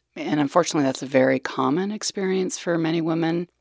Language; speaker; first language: English; native; English